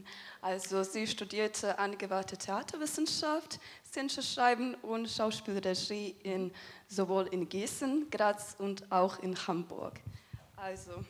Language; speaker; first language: German; non-native, fluent; Serbian